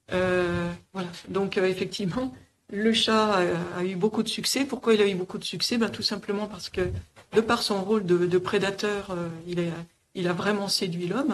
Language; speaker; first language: French; native; French